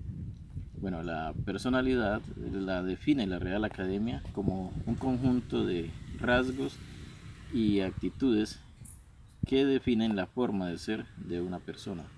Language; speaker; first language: Spanish; native; Spanish